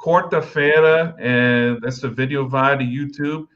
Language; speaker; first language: Portuguese; non-native, learner; English